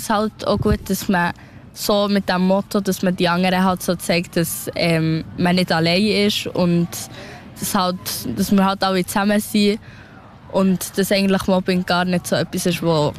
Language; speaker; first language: German; early bilingual, other home language; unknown